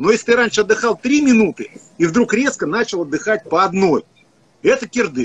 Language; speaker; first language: Russian; native; Russian